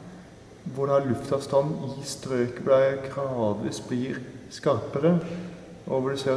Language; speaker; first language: Norwegian; native; Norwegian